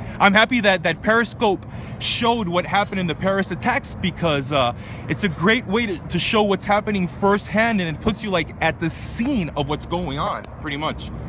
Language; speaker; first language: English; non-native, fluent; Spanish